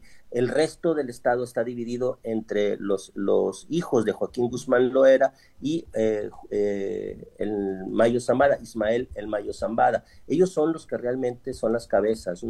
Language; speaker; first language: Spanish; native; Spanish